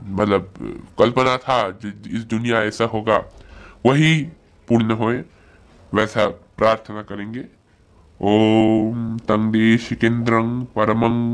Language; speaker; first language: Hindi; non-native, local second language; Bangla